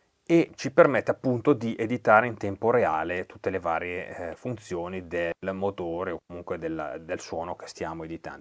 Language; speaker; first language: Italian; native; Italian